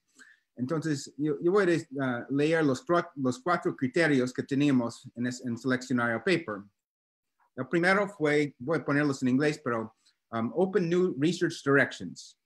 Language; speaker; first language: Spanish; non-native, learner; English